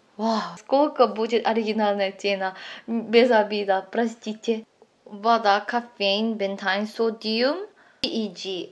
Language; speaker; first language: Russian; non-native, fluent; Korean